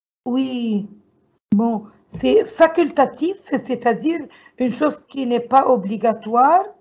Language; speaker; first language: French; non-native, learner; Arabic